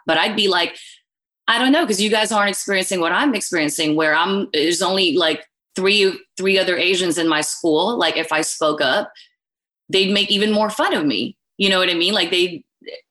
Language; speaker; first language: English; non-native, local second language; Filipino